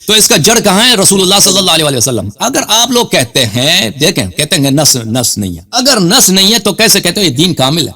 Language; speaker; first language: Urdu; non-native, fluent; Persian